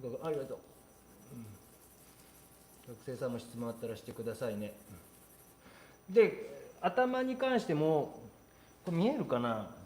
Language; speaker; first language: Japanese; native; Japanese